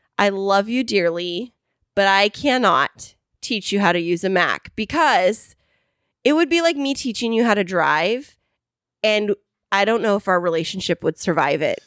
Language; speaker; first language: English; native; English